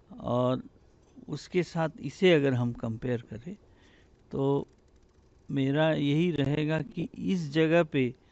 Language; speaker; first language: Hindi; native; Hindi